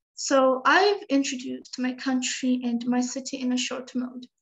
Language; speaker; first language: English; non-native, fluent; Georgian